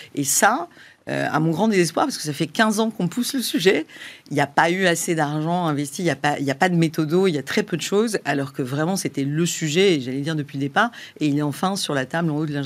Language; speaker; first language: French; native; French